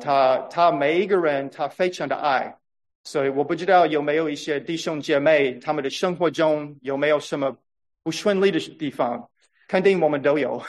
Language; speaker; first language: Chinese; non-native, fluent; English